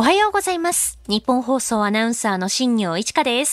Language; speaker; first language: Japanese; native; Japanese